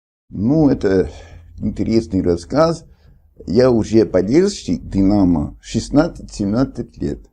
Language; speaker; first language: Russian; non-native, fluent; English